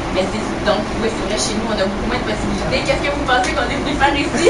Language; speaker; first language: French; native; French